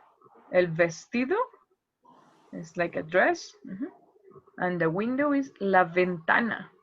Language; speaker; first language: English; non-native, fluent; Spanish